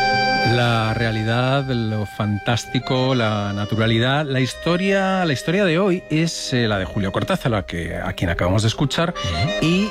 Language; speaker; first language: Spanish; native; Spanish